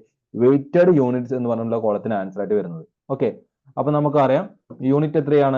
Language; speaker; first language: Malayalam; native; Malayalam